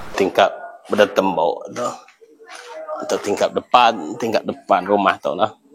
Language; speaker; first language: Malay; non-native, local second language; Iban